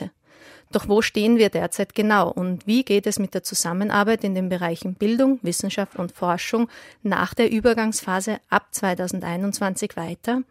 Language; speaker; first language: German; native; German